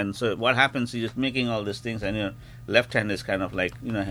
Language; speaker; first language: English; non-native, local second language; Bangla